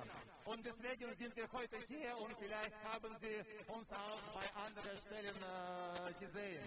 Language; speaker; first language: German; non-native, fluent; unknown